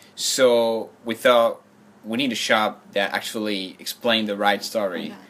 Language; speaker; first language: English; non-native, fluent; French